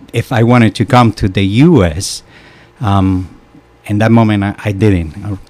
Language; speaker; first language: English; non-native, fluent; Spanish